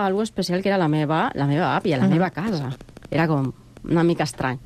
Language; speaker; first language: Catalan; non-native, fluent; Spanish